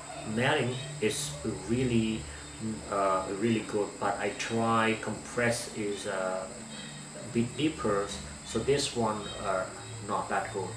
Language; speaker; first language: English; non-native, learner; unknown